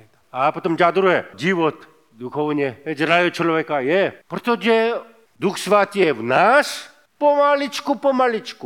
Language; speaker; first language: Czech; non-native, fluent; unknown